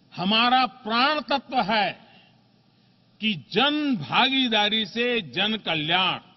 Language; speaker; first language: Hindi; non-native, local second language; Gujarati